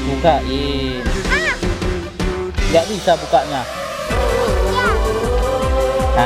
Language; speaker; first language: Indonesian; native; Indonesian